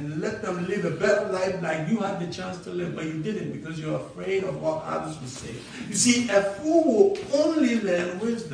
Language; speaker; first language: English; non-native, local second language; Akan